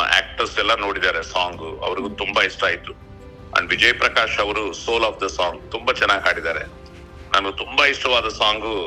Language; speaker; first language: Kannada; non-native, local second language; Telugu